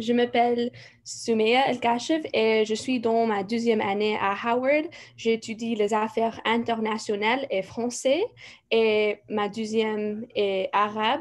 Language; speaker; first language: French; non-native, fluent; English